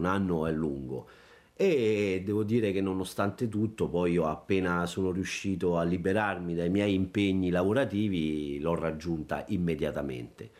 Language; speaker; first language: Italian; native; Italian